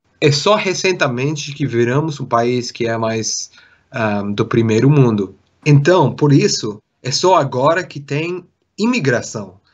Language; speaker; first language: Portuguese; non-native, fluent; English